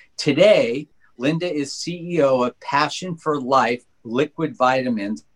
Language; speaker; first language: English; native; English